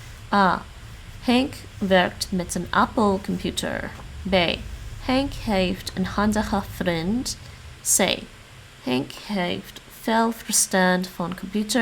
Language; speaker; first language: Dutch; non-native, learner; English